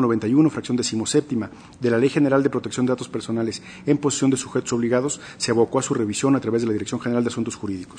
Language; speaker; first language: Spanish; native; Spanish